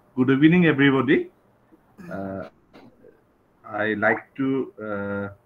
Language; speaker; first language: English; non-native, local second language; Assamese